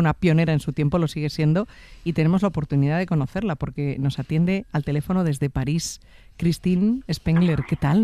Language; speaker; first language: Spanish; native; Spanish